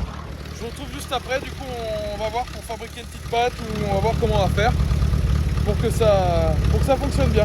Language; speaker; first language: French; native; French